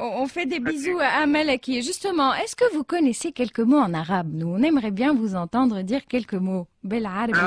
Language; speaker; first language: French; non-native, local second language; Arabic